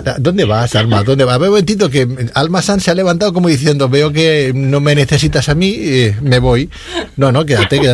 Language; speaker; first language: Spanish; native; Spanish